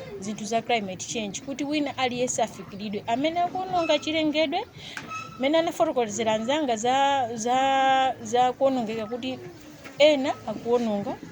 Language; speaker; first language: Nyanja; native; Nyanja